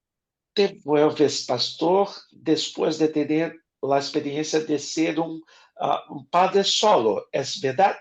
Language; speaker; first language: Spanish; non-native, fluent; Portuguese